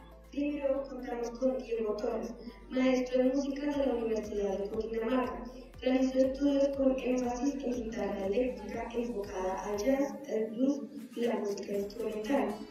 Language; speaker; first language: Spanish; native; Spanish